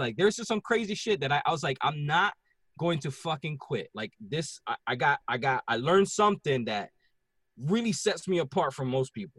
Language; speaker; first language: English; non-native, local second language; Spanish